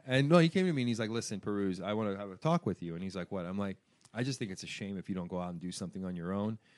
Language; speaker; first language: English; early bilingual, other home language; Persian